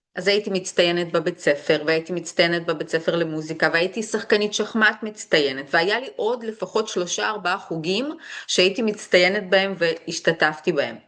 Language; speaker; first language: Hebrew; early bilingual, other home language; Russian